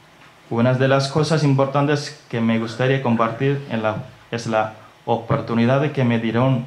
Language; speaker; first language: Spanish; non-native, learner; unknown